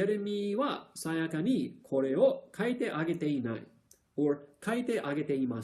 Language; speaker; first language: Japanese; non-native, fluent; English